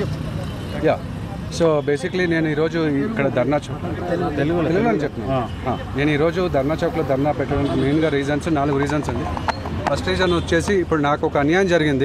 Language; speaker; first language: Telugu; native; Telugu